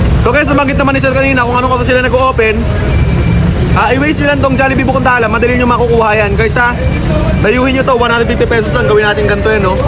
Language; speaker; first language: Filipino; native; Filipino